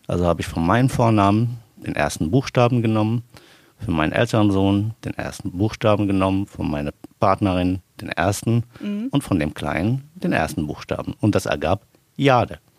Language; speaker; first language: German; non-native, fluent; Arabic